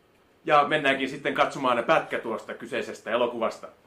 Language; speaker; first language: Finnish; native; Finnish